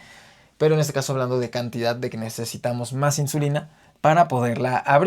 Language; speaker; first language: Spanish; native; Spanish